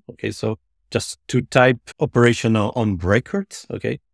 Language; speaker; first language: English; non-native, fluent; Italian